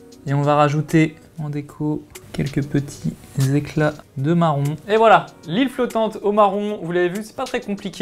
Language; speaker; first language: French; native; French